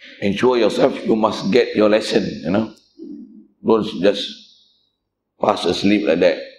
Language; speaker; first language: English; non-native, local second language; Malay